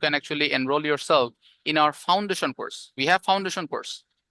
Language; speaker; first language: English; non-native, fluent; Bangla